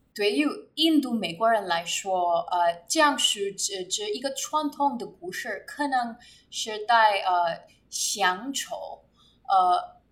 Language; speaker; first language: Chinese; non-native, fluent; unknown